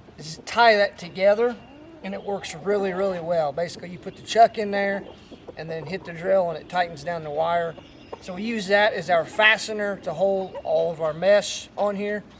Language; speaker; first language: English; native; English